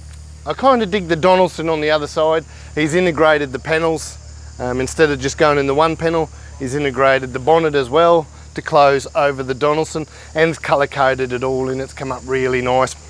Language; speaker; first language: English; native; English